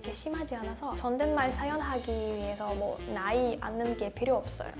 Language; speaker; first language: Korean; non-native, fluent; Russian